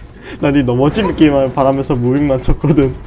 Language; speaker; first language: Korean; native; Korean